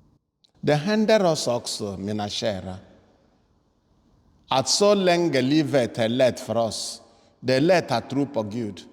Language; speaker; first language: Swedish; non-native, fluent; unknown